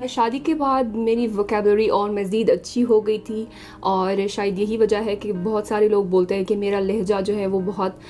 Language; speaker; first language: Hindi; non-native, fluent; Arabic